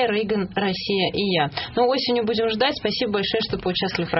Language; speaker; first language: Russian; native; Russian